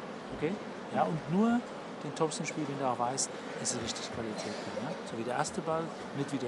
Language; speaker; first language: German; native; German